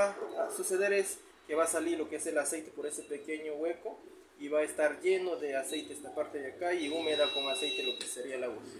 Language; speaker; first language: Spanish; native; Spanish